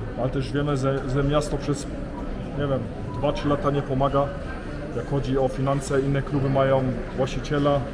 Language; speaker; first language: Polish; early bilingual, heritage; Polish